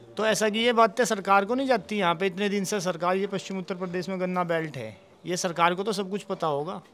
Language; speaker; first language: Hindi; native; Hindi